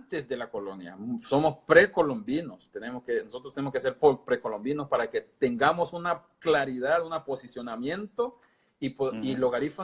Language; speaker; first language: Spanish; non-native, local second language; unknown